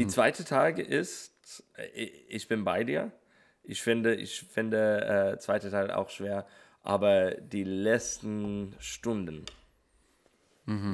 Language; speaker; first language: German; non-native, fluent; English